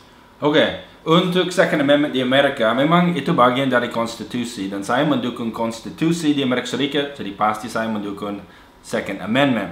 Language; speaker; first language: Indonesian; non-native, fluent; English